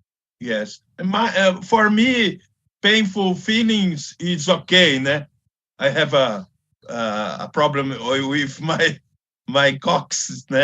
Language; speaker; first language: English; non-native, learner; Portuguese